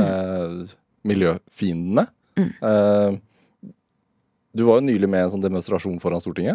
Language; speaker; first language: Norwegian; native; Norwegian